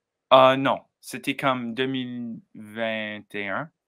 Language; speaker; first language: French; non-native, learner; English